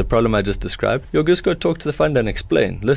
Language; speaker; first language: English; native; English